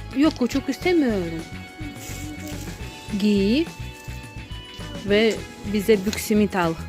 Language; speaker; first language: Turkish; non-native, learner; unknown